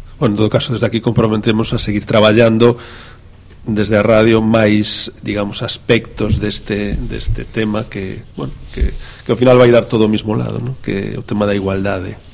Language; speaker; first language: Galician; native; Galician